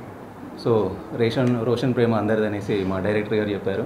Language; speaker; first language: Telugu; native; Telugu